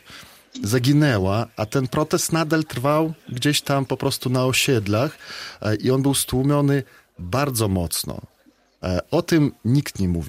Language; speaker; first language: Polish; non-native, fluent; Belarusian